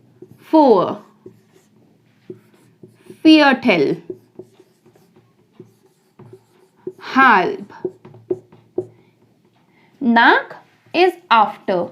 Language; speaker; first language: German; non-native, fluent; Hindi